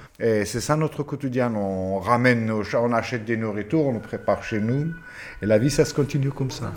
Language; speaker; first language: French; non-native, fluent; Pashto